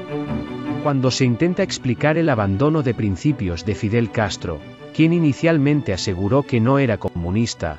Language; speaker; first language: Spanish; native; Spanish